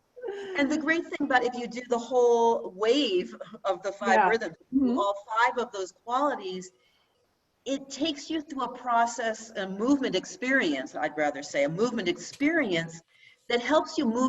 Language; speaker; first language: English; native; English